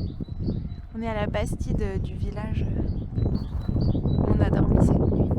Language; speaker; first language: French; native; French